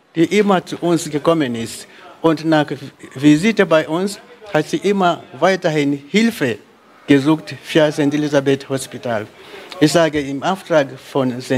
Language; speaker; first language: German; non-native, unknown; Swahili